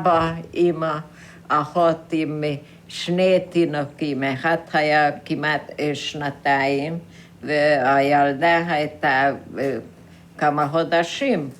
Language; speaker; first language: Hebrew; non-native, fluent; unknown